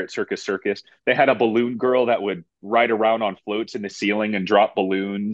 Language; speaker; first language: English; native; English